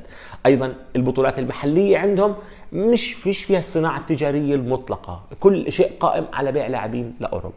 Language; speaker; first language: Arabic; native; Arabic